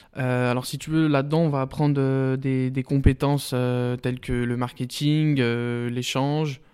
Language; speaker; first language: French; native; French